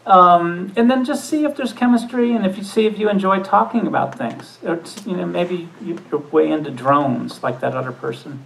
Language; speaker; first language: English; native; English